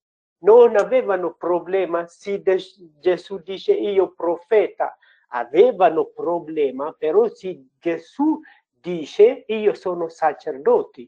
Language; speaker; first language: Italian; non-native, learner; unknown